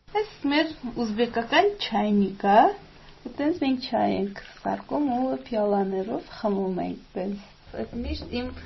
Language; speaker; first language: Armenian; non-native, fluent; Uzbek